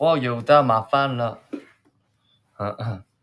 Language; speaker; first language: Chinese; non-native, learner; Korean